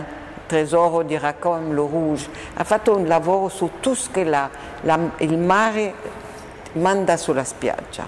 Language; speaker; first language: Italian; non-native, fluent; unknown